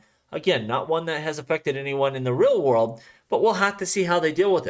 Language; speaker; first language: English; native; English